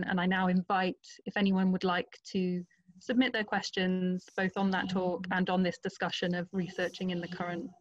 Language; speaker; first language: English; non-native, fluent; Portuguese